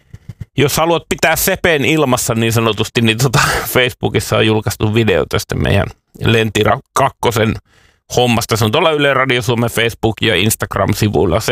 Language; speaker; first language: Finnish; native; Finnish